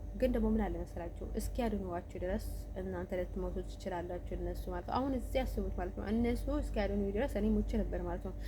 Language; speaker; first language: Amharic; native; Amharic